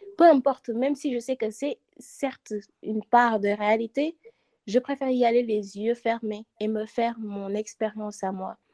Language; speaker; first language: French; non-native, local second language; Wolof